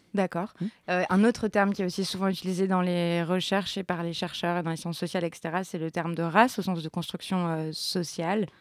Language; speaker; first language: French; native; French